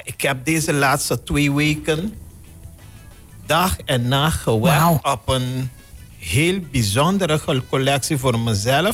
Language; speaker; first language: Dutch; non-native, local second language; Papiamento